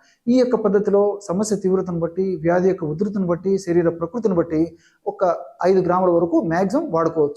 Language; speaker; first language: Telugu; native; Telugu